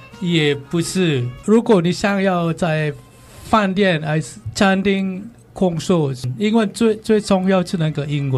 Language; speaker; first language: Chinese; non-native, learner; Balinese